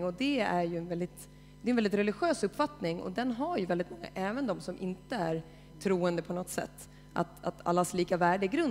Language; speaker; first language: Swedish; native; Swedish